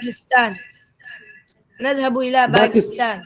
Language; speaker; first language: Arabic; non-native, learner; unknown